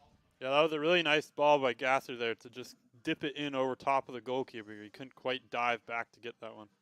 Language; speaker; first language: English; native; English